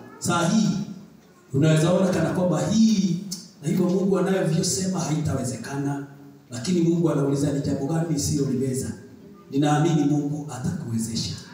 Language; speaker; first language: Swahili; non-native, local second language; Kikuyu